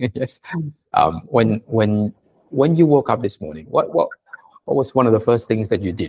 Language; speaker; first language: English; early bilingual, other home language; Vietnamese